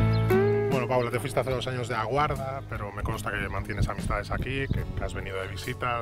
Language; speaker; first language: Spanish; native; Spanish